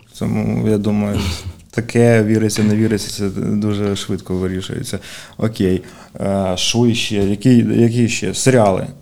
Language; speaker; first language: Ukrainian; native; Ukrainian